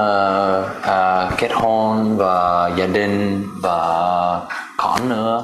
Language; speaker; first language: Vietnamese; non-native, learner; Swedish